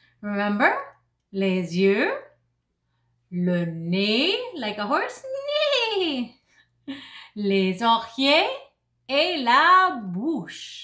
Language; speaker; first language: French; non-native, fluent; English